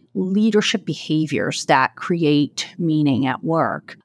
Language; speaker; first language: English; non-native, fluent; Portuguese